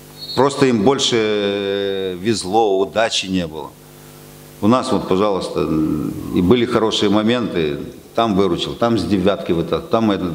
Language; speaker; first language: Russian; native; Russian